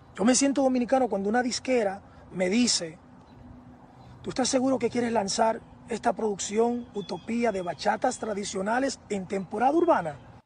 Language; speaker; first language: Spanish; early bilingual, heritage; Spanish